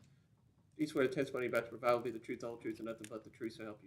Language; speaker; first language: English; native; English